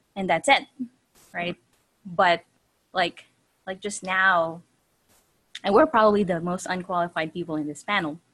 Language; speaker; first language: English; non-native, local second language; Filipino